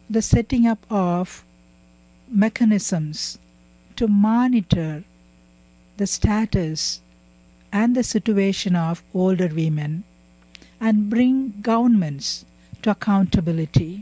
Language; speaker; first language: English; non-native, local second language; Tamil